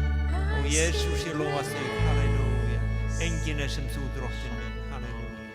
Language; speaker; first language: Icelandic; non-native, fluent; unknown